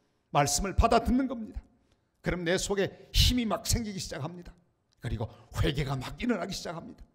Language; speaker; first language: Korean; native; Korean